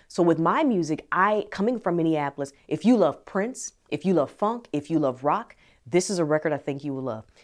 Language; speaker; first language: English; native; English